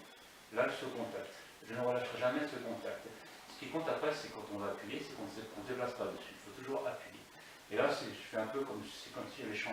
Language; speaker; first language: French; native; French